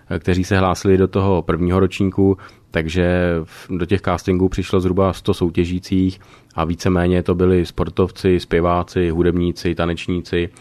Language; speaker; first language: Czech; native; Czech